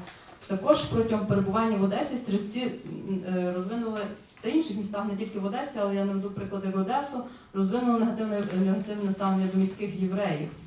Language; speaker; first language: Ukrainian; native; Ukrainian